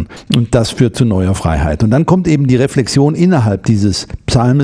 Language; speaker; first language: German; native; German